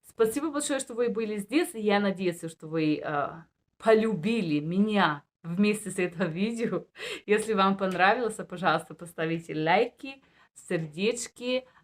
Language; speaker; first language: Russian; non-native, learner; Bulgarian